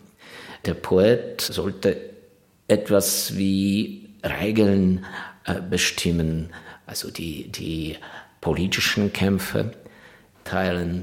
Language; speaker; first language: German; non-native, fluent; Ukrainian